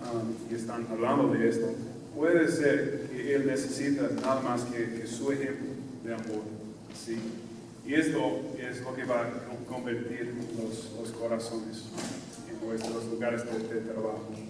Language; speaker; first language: Spanish; non-native, fluent; English